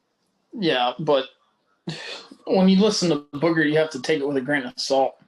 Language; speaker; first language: English; native; English